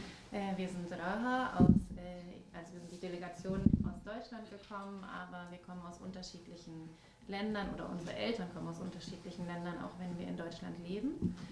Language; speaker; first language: German; early bilingual, other home language; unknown